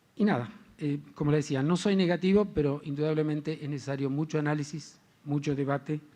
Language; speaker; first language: Spanish; native; Spanish